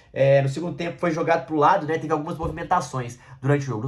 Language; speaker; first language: Portuguese; native; Portuguese